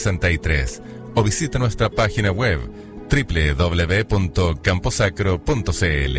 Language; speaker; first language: Spanish; native; Spanish